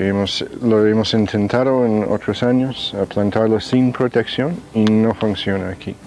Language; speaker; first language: Spanish; non-native, fluent; English